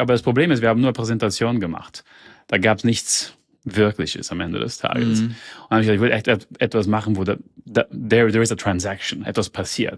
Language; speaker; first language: German; early bilingual, heritage; German